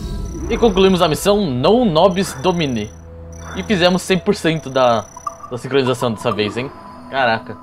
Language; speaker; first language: Portuguese; native; Portuguese